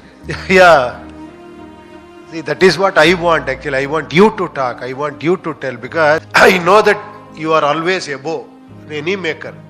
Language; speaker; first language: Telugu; non-native, fluent; Kannada